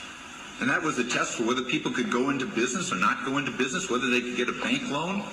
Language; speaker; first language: English; native; English